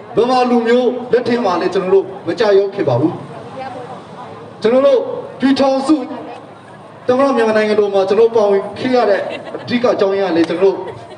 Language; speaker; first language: Burmese; non-native, local second language; Hakha Chin